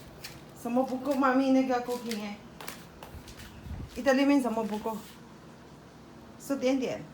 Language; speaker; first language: Chinese; non-native, learner; Filipino